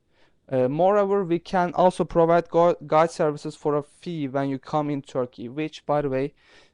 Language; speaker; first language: English; non-native, fluent; Turkish